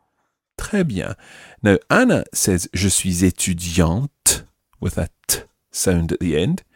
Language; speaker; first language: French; non-native, fluent; English